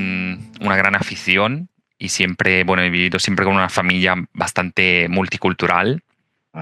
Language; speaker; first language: Spanish; non-native, fluent; Italian